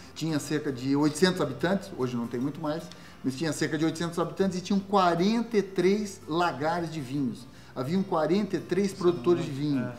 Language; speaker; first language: Portuguese; native; Portuguese